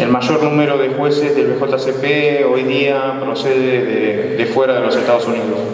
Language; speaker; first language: Spanish; native; Spanish